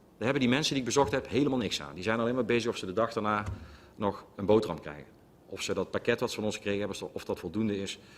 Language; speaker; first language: Dutch; native; Dutch